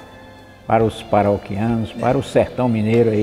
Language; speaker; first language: Portuguese; native; Portuguese